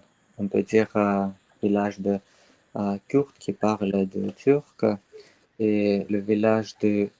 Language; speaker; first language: French; non-native, learner; Armenian